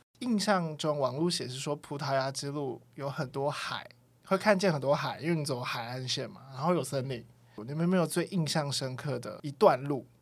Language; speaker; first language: Chinese; native; Chinese